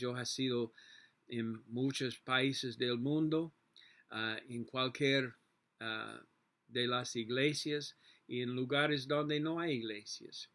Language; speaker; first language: Spanish; non-native, learner; English